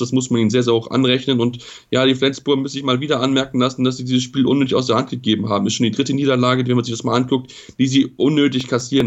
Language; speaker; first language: German; native; German